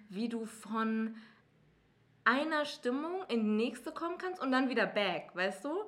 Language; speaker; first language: German; early bilingual, other home language; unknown